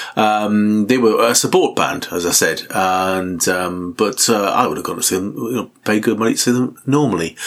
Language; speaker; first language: English; native; English